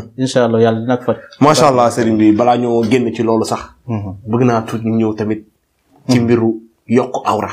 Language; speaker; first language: Wolof; native; Wolof